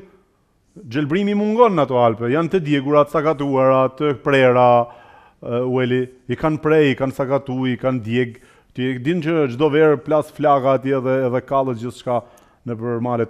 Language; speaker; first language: Albanian; native; Albanian